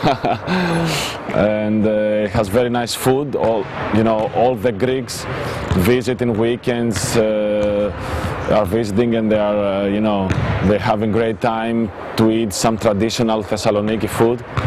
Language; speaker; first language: English; non-native, fluent; Greek